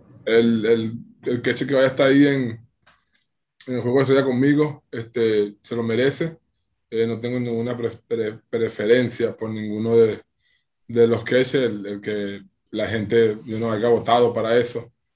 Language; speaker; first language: Spanish; native; Spanish